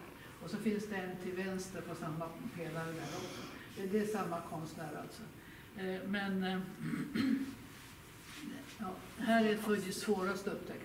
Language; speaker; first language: Swedish; native; Swedish